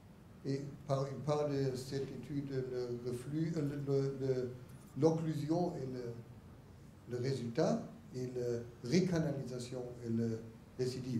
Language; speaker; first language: French; non-native, learner; German